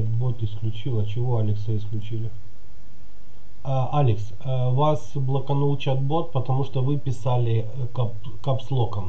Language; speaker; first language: Russian; native; Russian